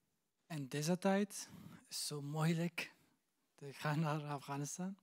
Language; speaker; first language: Dutch; non-native, learner; Persian